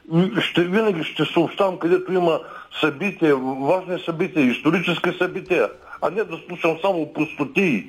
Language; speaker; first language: Bulgarian; native; Bulgarian